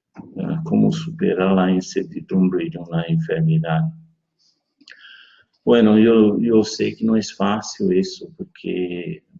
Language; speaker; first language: Spanish; non-native, fluent; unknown